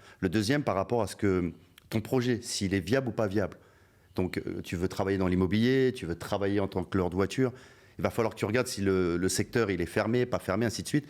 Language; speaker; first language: French; native; French